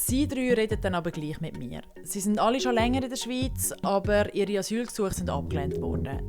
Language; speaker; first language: German; native; German